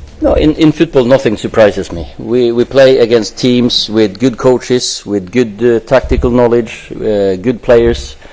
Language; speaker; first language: English; non-native, fluent; Norwegian